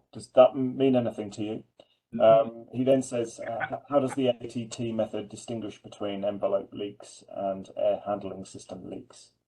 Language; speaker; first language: English; native; English